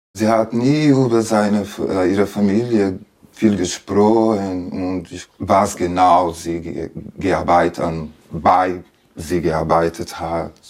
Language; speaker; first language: German; non-native, learner; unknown